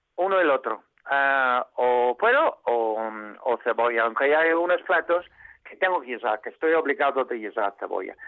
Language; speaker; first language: Spanish; non-native, fluent; English